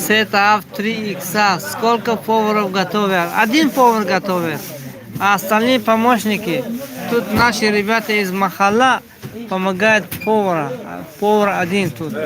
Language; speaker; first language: Russian; non-native, learner; Tajik